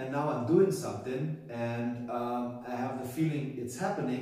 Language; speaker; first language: English; non-native, fluent; German